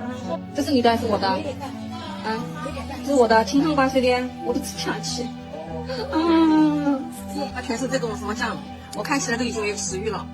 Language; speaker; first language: Chinese; native; Chinese